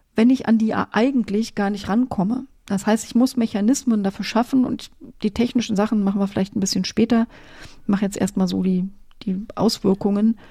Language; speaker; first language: German; native; German